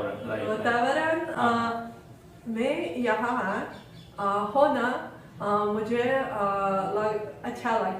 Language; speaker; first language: Hindi; non-native, learner; Russian